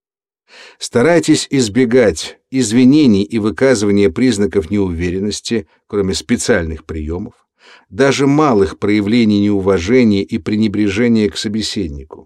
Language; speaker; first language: Russian; native; Russian